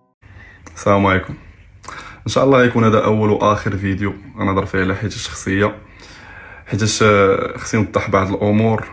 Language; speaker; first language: Arabic; native; Arabic